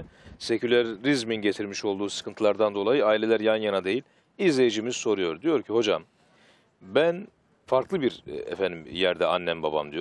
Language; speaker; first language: Turkish; native; Turkish